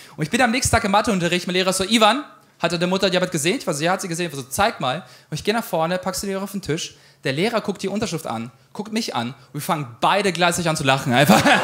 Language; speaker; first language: German; early bilingual, other home language; Ukrainian